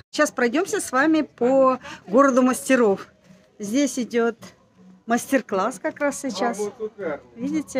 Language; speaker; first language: Russian; native; Russian